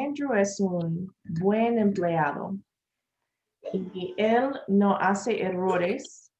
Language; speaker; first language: Spanish; non-native, learner; English